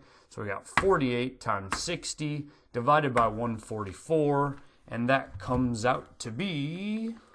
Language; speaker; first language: English; native; English